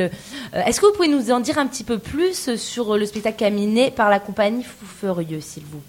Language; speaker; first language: French; native; French